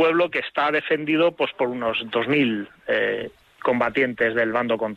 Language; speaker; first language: Spanish; native; Spanish